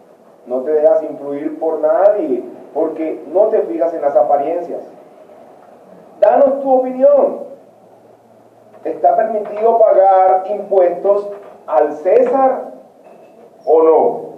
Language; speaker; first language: Spanish; native; Spanish